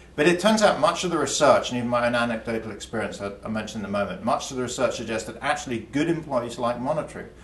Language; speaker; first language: English; native; English